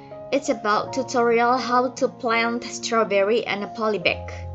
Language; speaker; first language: English; non-native, fluent; Indonesian